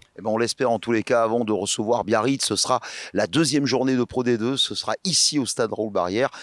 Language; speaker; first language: French; native; French